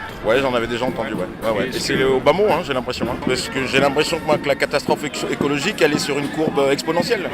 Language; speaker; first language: French; native; French